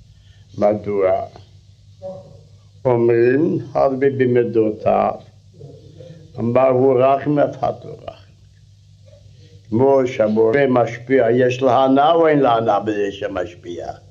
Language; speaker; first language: Hebrew; non-native, fluent; Russian